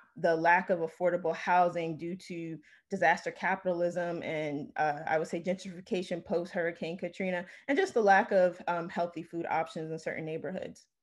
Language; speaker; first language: English; native; English